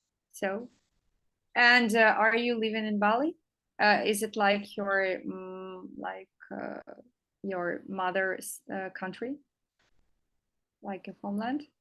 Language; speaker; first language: English; non-native, fluent; Russian